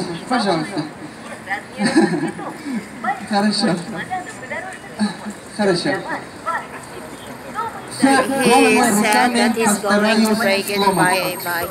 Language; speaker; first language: Russian; non-native, learner; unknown